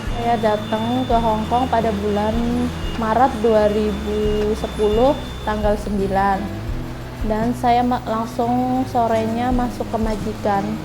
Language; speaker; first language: Indonesian; native; Indonesian